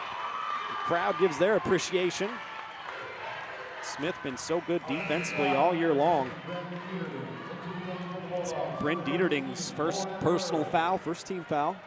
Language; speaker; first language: English; native; English